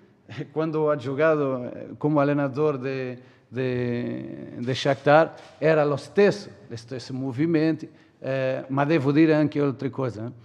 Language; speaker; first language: Italian; non-native, fluent; Portuguese